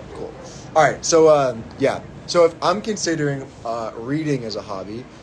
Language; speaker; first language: English; native; English